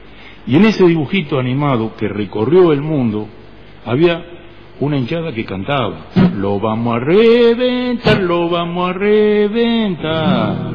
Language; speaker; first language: Spanish; native; Spanish